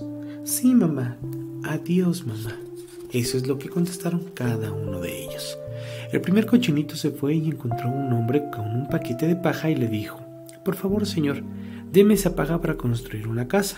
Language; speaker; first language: Spanish; native; Spanish